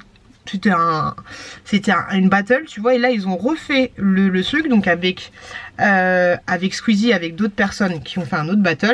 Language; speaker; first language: French; native; French